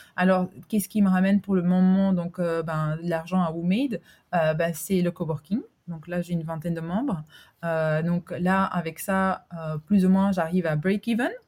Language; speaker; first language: French; early bilingual, other home language; Albanian